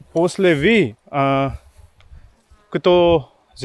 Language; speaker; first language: Russian; non-native, learner; Hindi